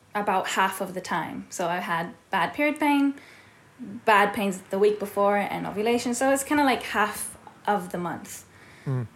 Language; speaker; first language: English; early bilingual, heritage; Hebrew